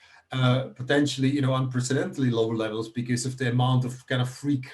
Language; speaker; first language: English; non-native, fluent; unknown